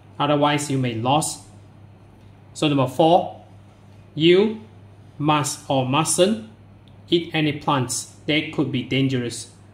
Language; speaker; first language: English; non-native, local second language; Chinese